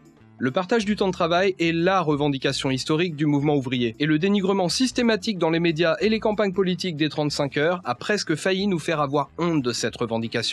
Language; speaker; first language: French; native; French